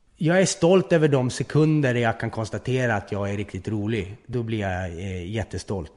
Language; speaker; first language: Swedish; native; Swedish